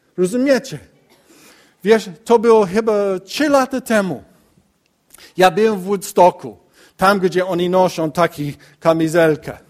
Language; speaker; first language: Polish; non-native, learner; English